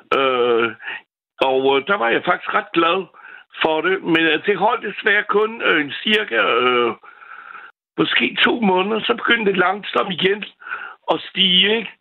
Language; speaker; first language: Danish; non-native, fluent; French